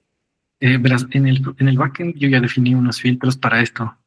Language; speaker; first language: Spanish; native; Spanish